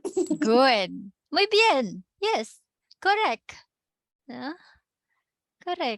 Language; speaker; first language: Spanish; non-native, fluent; Filipino